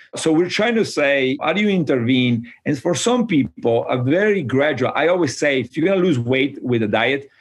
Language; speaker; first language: English; non-native, fluent; Italian